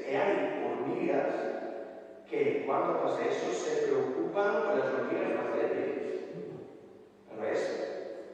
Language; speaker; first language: Spanish; non-native, fluent; Italian